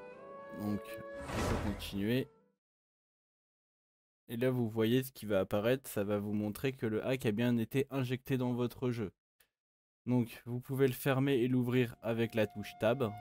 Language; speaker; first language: French; native; French